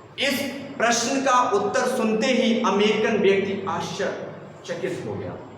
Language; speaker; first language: Hindi; native; Hindi